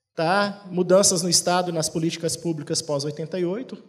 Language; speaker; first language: Portuguese; native; Portuguese